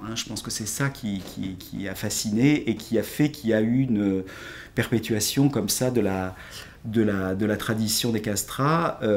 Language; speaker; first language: French; native; French